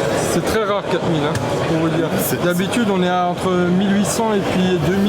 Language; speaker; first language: French; native; French